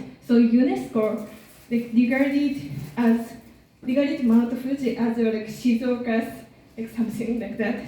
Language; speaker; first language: English; non-native, learner; Japanese